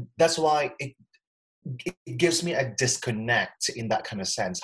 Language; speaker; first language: English; non-native, local second language; Cebuano